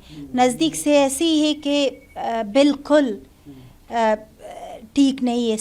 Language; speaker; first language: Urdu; non-native, learner; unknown